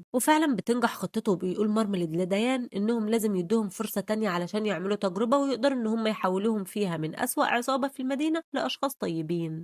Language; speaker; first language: Arabic; native; Arabic